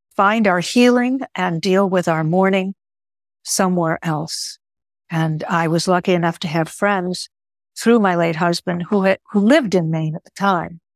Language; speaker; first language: English; early bilingual, other home language; Greek